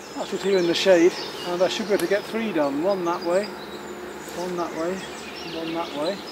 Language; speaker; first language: English; native; English